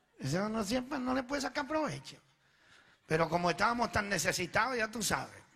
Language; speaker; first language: Spanish; early bilingual, other home language; Italian